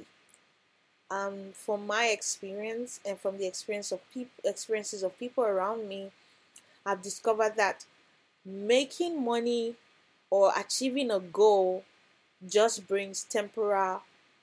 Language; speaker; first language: English; non-native, local second language; Yoruba